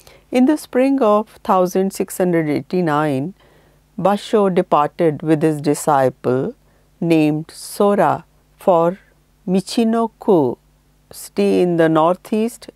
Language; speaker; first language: English; non-native, local second language; Hindi